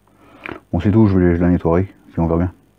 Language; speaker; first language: French; native; French